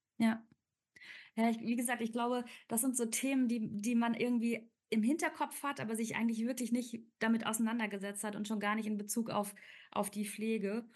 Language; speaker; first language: German; native; German